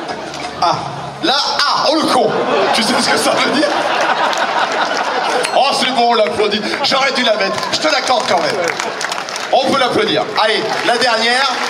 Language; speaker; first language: French; native; French